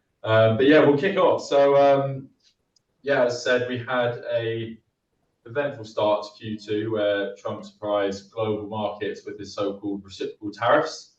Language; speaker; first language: English; native; English